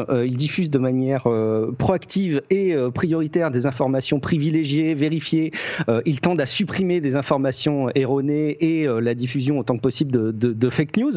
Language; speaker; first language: French; native; French